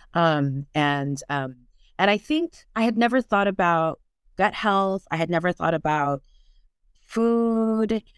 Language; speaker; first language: English; native; English